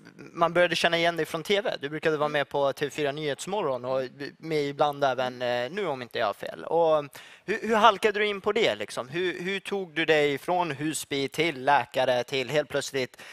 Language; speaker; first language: Swedish; native; Swedish